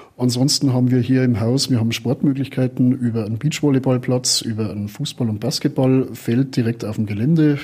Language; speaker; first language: German; native; German